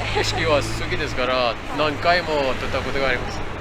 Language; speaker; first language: Japanese; non-native, fluent; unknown